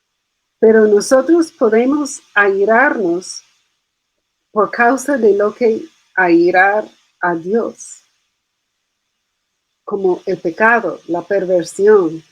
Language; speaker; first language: Spanish; non-native, fluent; English